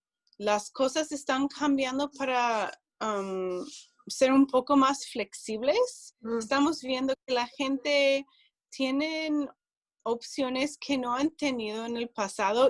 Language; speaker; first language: Spanish; non-native, fluent; English